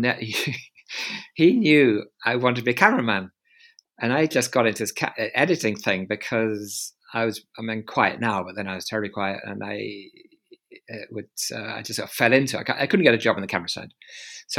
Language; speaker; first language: English; native; English